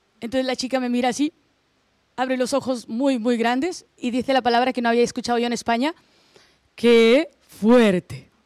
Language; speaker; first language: Spanish; native; Spanish